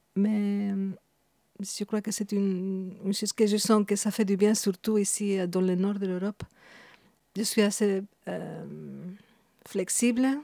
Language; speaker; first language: French; non-native, fluent; Spanish